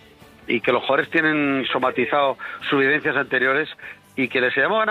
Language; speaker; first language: Spanish; native; Spanish